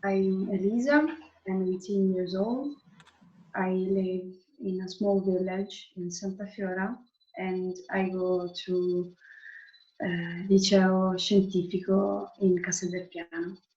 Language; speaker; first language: English; non-native, fluent; Italian